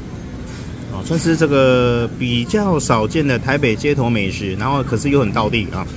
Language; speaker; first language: Chinese; native; Chinese